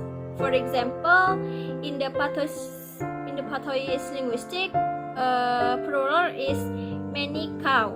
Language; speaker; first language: English; non-native, learner; Indonesian